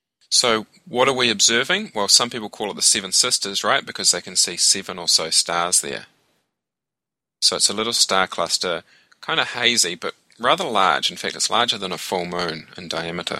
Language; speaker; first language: English; native; English